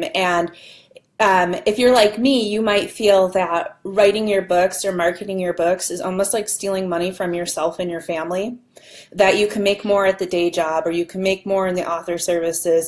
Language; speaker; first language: English; native; English